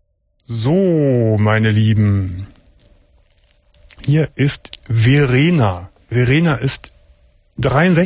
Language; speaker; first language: German; native; German